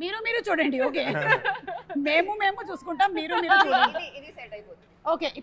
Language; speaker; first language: Telugu; native; Telugu